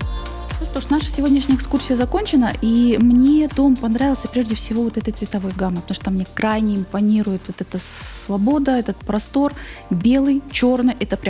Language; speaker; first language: Russian; native; Russian